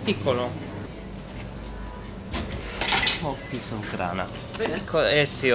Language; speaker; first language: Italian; non-native, fluent; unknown